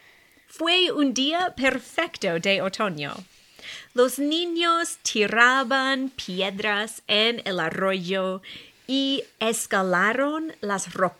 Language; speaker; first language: Spanish; non-native, fluent; English